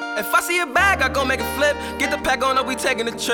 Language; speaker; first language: English; native; English